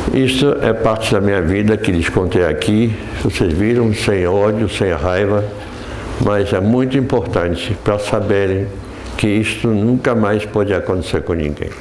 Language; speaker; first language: Portuguese; non-native, fluent; Polish